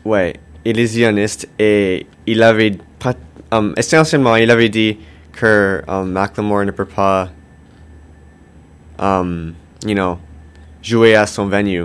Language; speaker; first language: French; non-native, fluent; English